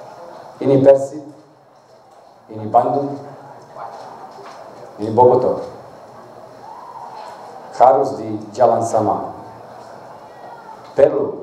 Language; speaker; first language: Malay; non-native, learner; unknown